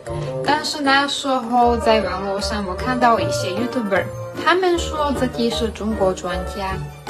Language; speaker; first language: Chinese; non-native, fluent; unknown